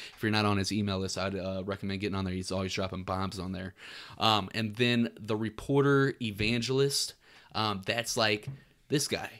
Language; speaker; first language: English; native; English